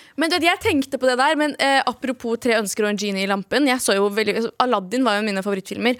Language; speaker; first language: Norwegian; early bilingual, other home language; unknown